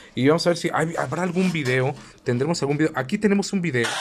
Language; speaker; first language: Spanish; native; Spanish